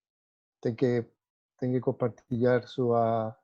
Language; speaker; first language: Portuguese; non-native, fluent; Spanish